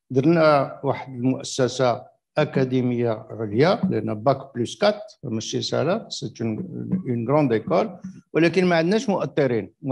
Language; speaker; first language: Arabic; native; Arabic